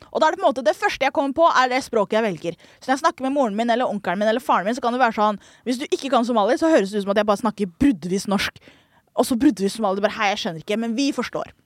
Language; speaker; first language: Norwegian; early bilingual, other home language; Somali